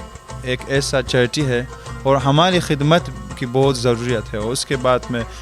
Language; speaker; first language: Hindi; early bilingual, heritage; Hindi